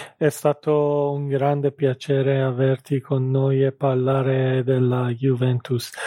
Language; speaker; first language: Italian; non-native, fluent; Persian